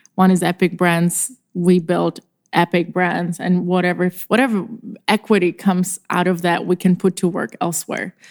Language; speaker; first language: English; non-native, fluent; Czech